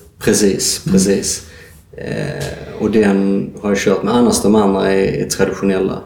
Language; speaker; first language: Swedish; native; Swedish